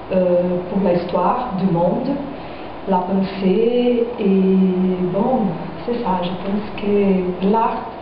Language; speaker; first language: French; non-native, fluent; Portuguese